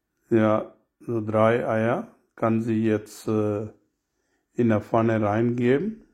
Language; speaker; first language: German; non-native, learner; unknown